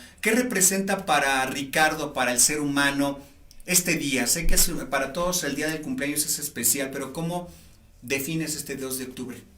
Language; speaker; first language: Spanish; native; Spanish